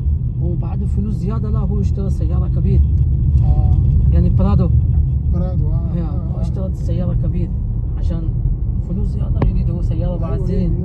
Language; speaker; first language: Arabic; non-native, learner; Bangla